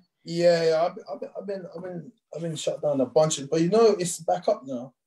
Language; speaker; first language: English; native; English